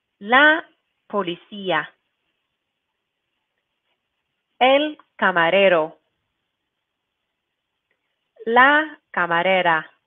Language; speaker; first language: Spanish; non-native, fluent; English